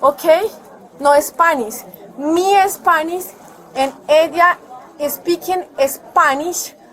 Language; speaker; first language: English; non-native, learner; Spanish